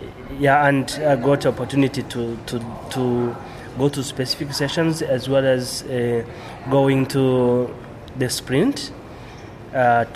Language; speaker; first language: English; non-native, local second language; Kinyarwanda